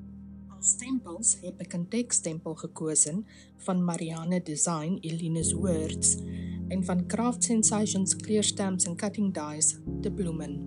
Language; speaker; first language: Dutch; native; Dutch